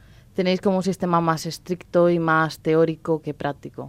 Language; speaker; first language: Spanish; native; Spanish